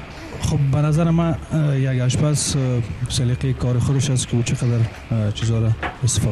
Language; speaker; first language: Persian; non-native, local second language; Pashto